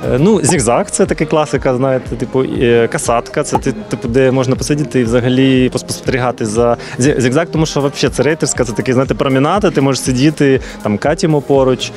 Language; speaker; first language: Ukrainian; non-native, local second language; Russian